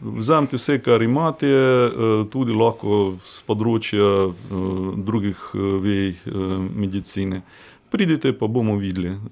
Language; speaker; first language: Slovenian; non-native, fluent; Russian